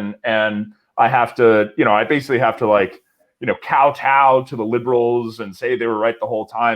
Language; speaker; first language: English; native; English